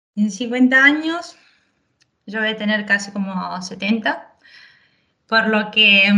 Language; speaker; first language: Spanish; native; Spanish